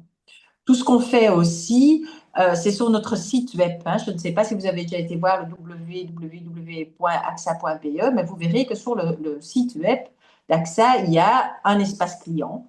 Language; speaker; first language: French; native; French